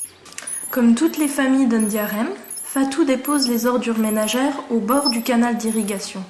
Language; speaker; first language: French; native; French